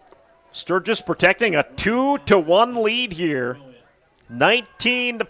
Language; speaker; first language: English; native; English